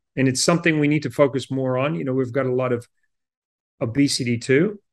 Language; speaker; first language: English; native; English